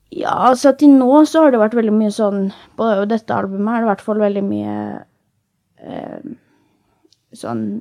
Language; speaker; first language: Norwegian; native; Norwegian